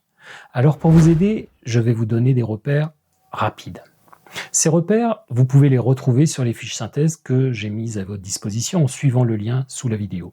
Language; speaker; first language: French; native; French